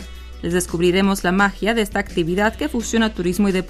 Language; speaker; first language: Spanish; native; Spanish